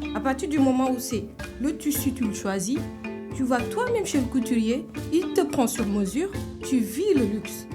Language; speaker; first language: French; non-native, local second language; Wolof